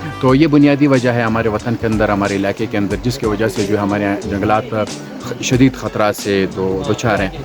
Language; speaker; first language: Urdu; non-native, local second language; Pashto